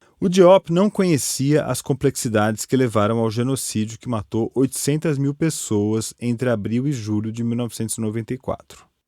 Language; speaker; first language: Portuguese; native; Portuguese